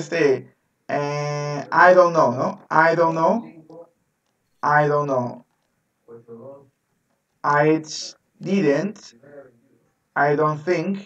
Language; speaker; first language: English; non-native, fluent; Spanish